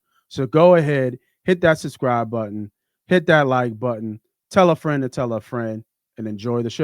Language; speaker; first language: English; native; English